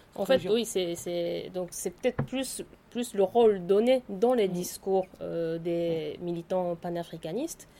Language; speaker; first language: French; non-native, fluent; Japanese